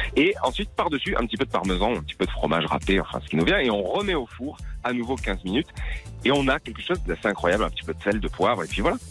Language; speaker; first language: French; native; French